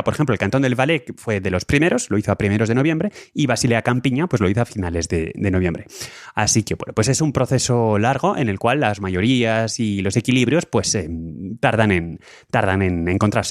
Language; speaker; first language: Spanish; native; Spanish